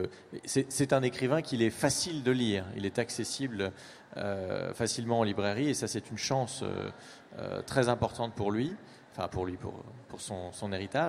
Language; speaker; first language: French; native; French